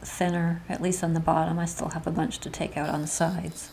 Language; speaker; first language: English; native; English